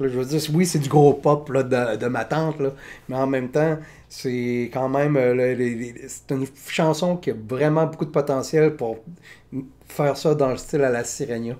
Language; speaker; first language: French; native; French